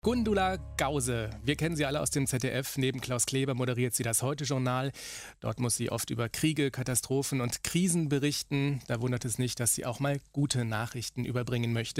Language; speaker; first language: German; native; German